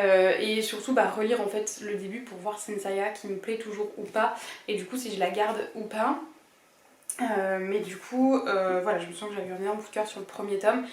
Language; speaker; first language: French; native; French